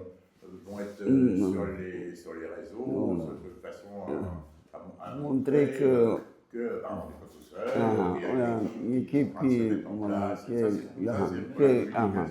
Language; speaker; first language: French; native; French